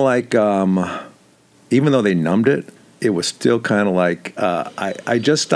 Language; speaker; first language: English; native; English